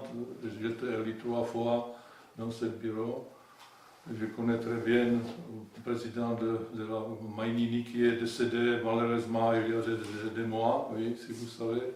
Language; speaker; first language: French; non-native, fluent; Czech